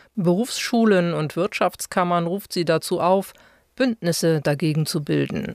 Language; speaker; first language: German; native; German